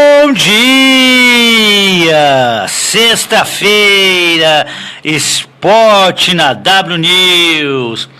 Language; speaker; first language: Portuguese; native; Portuguese